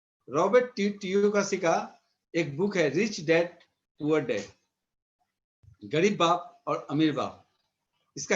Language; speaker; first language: Hindi; native; Hindi